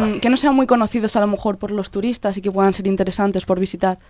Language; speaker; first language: Spanish; native; Spanish